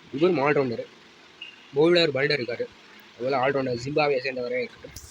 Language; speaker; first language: Tamil; non-native, local second language; Urdu